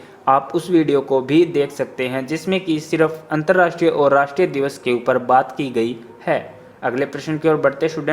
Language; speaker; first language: Hindi; native; Hindi